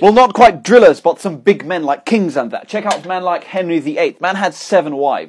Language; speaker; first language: English; native; English